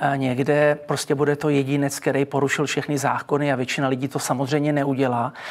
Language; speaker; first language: Czech; early bilingual, heritage; Czech